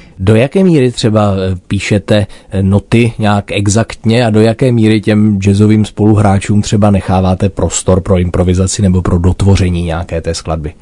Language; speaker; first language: Czech; native; Czech